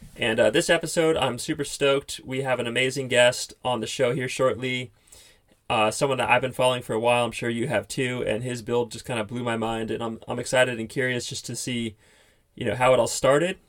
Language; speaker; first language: English; native; English